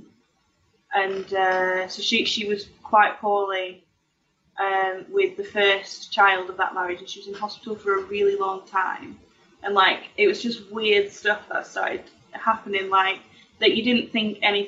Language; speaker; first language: English; native; English